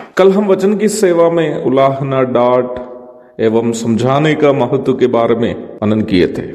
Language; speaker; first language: Hindi; non-native, local second language; Malayalam